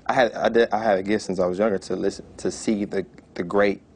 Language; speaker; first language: English; native; English